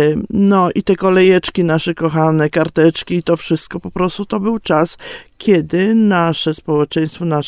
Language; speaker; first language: Polish; native; Polish